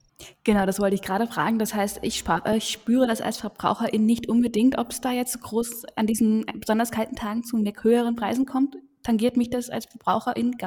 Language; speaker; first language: German; native; German